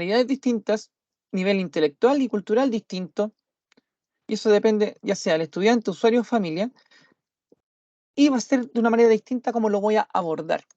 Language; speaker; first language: Spanish; native; Spanish